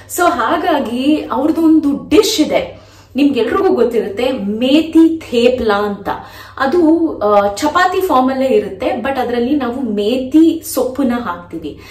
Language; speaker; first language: Kannada; native; Kannada